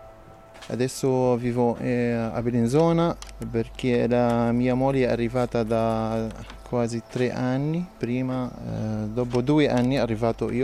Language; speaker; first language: Italian; non-native, learner; Arabic